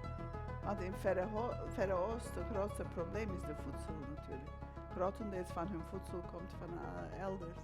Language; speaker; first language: Dutch; non-native, fluent; Turkish